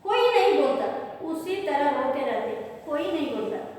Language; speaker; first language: Hindi; non-native, local second language; Kannada